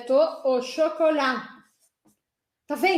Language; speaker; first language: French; non-native, fluent; Portuguese